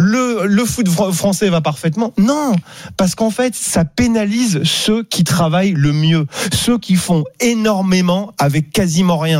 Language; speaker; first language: French; native; French